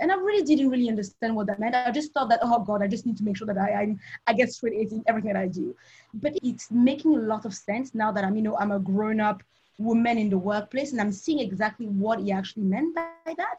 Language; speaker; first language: English; non-native, local second language; French